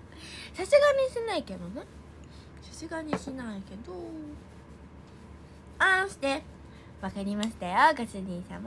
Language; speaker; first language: Japanese; native; Japanese